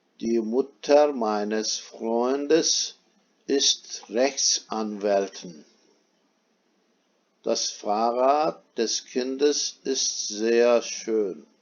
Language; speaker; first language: German; non-native, fluent; Turkish